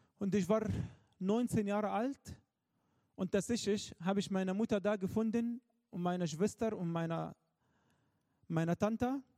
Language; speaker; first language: German; non-native, fluent; Arabic